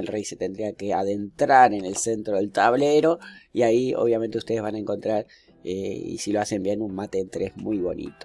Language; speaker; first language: Spanish; native; Spanish